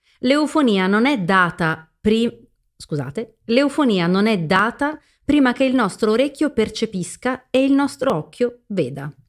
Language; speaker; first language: Italian; native; Italian